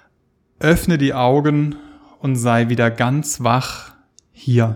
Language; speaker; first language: German; native; German